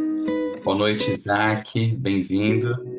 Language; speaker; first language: Portuguese; native; Portuguese